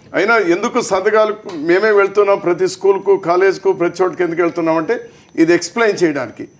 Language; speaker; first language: Telugu; native; Telugu